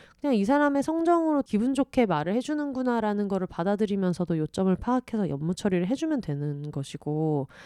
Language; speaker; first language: Korean; native; Korean